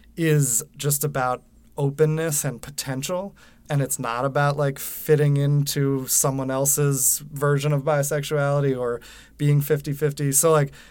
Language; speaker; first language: English; native; English